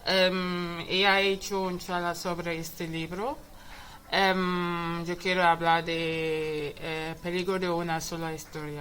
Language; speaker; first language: Spanish; non-native, learner; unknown